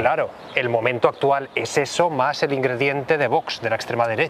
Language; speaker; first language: Spanish; native; Spanish